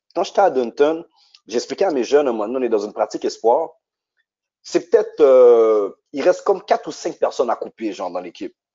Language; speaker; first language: French; native; French